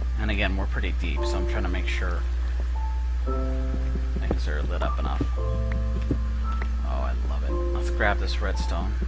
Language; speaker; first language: English; native; English